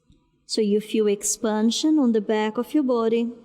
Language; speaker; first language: English; non-native, fluent; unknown